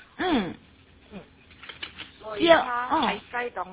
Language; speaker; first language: Chinese; non-native, learner; Korean